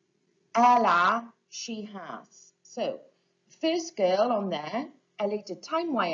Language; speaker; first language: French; non-native, fluent; English